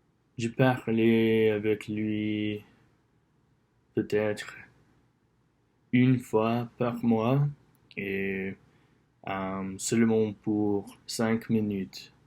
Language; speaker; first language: French; non-native, learner; English